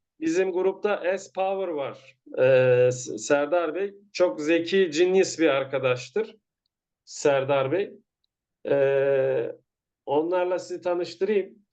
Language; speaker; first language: Turkish; native; Turkish